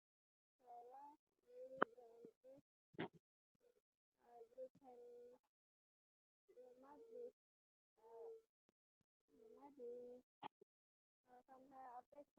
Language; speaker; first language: English; non-native, learner; Vietnamese